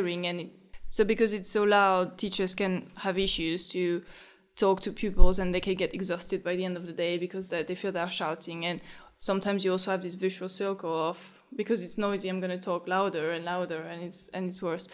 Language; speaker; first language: English; non-native, fluent; French